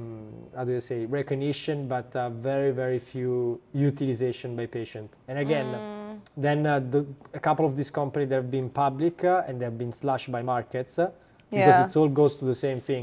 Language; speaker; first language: English; non-native, fluent; Italian